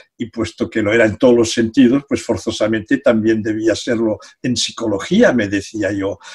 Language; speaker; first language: Spanish; non-native, local second language; Catalan